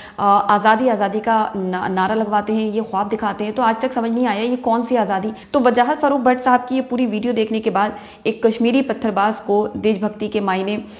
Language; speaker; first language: Hindi; native; Hindi